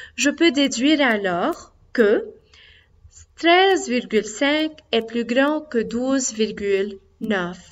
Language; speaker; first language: French; non-native, local second language; Arabic